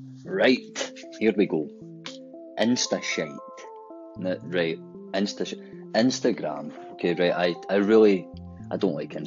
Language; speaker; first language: English; native; English